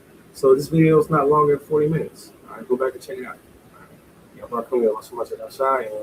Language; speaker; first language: English; native; English